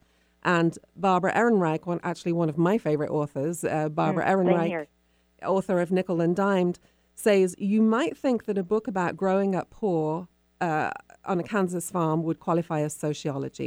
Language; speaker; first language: English; native; English